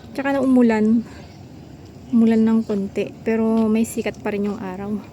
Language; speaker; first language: Filipino; non-native, local second language; Iloko